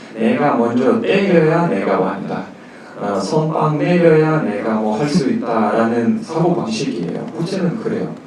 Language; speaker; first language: Korean; non-native, fluent; Russian